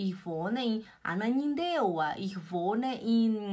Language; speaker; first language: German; non-native, fluent; Portuguese